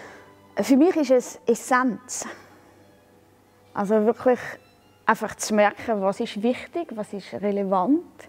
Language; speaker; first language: German; native; German